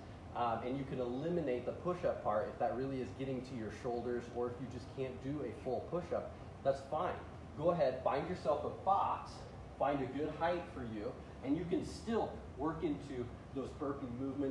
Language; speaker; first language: English; native; English